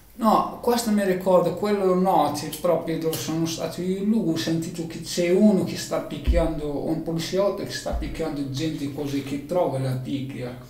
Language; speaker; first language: Italian; non-native, learner; Arabic